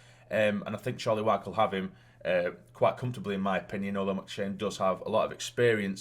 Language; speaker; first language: English; native; English